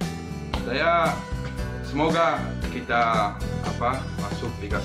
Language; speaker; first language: Indonesian; non-native, learner; Dutch